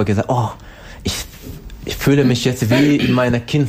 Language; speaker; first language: German; non-native, learner; Swahili